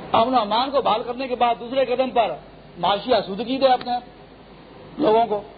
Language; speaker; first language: Urdu; native; Urdu